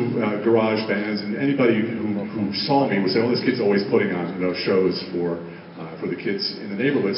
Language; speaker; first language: English; native; English